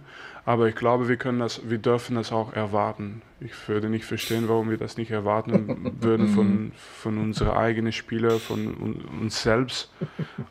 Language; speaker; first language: German; non-native, fluent; French